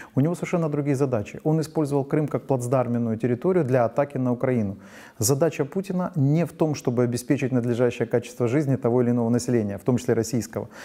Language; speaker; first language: Russian; non-native, local second language; Ukrainian